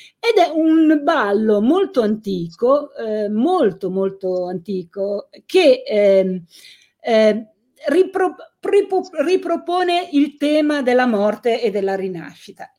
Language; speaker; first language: Italian; native; Italian